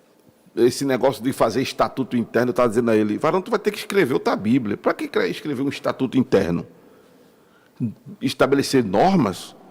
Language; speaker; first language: Portuguese; native; Portuguese